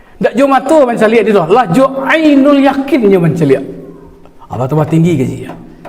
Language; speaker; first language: Malay; non-native, local second language; Minangkabau